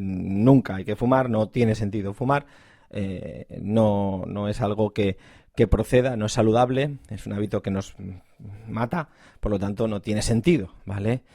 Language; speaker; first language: Spanish; native; Spanish